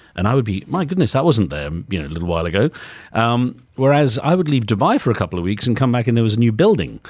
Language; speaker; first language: English; native; English